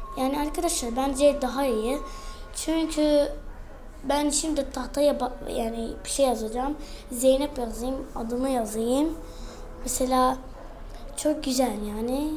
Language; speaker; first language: Turkish; early bilingual, heritage; Turkish